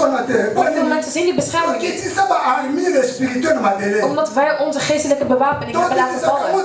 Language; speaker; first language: Dutch; non-native, fluent; Lingala